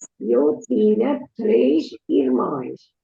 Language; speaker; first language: Portuguese; non-native, learner; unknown